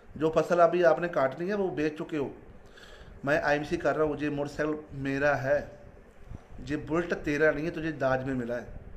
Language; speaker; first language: Hindi; non-native, local second language; Punjabi